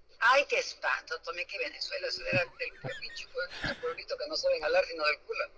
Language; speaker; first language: Spanish; native; Spanish